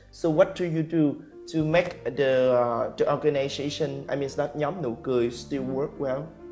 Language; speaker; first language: English; non-native, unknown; Vietnamese